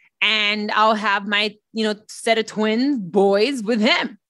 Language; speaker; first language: English; early bilingual, other home language; Spanish